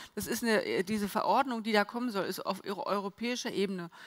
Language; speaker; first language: German; native; German